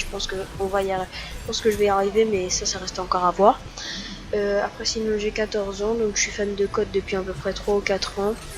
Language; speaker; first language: French; native; French